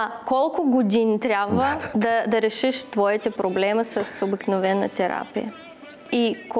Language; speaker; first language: Bulgarian; non-native, learner; Russian